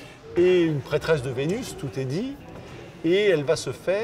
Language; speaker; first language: French; native; French